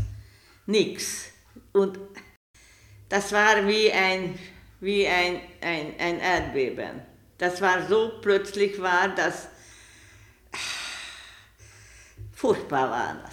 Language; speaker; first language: German; non-native, learner; Hungarian